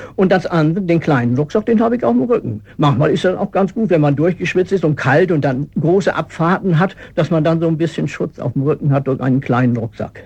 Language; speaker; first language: German; native; German